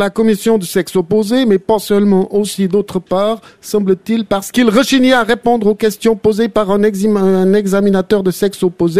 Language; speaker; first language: French; native; French